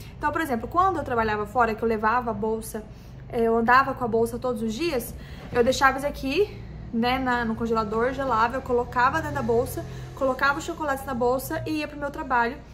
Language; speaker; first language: Portuguese; native; Portuguese